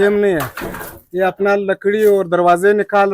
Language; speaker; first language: Hindi; non-native, local second language; Pashto